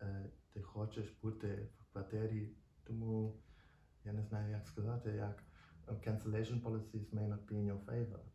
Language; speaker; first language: Ukrainian; non-native, learner; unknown